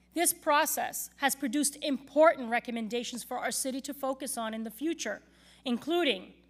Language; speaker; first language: English; non-native, local second language; Spanish